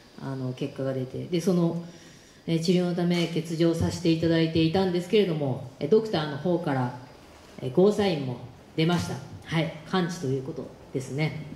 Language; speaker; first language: Japanese; native; Japanese